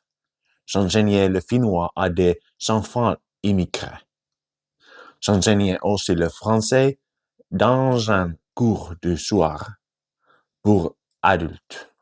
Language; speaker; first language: French; non-native, fluent; Finnish